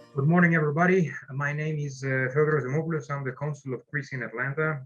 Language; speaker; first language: English; non-native, fluent; Greek